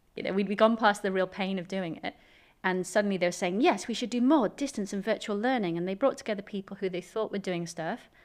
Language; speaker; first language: English; native; English